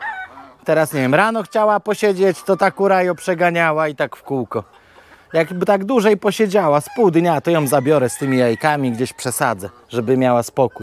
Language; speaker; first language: Polish; native; Polish